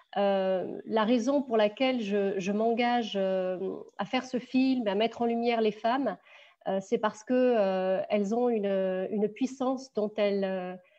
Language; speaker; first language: French; native; French